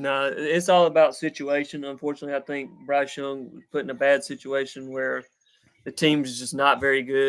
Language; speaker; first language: English; native; English